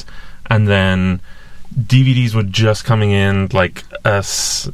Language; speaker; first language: English; native; English